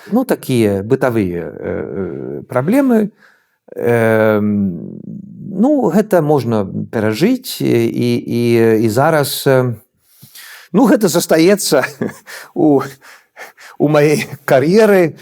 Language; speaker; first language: Belarusian; non-native, fluent; Swedish